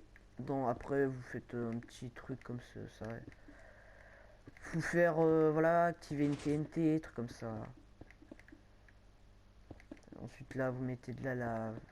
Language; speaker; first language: French; native; French